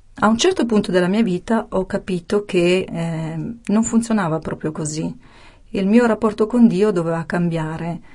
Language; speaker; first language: Italian; native; Italian